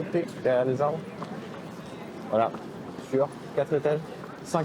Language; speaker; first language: French; native; French